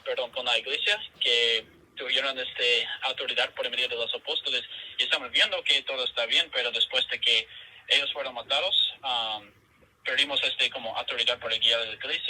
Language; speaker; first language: Spanish; non-native, fluent; English